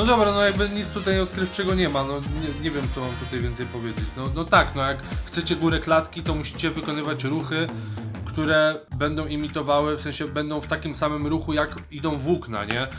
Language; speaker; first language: Polish; native; Polish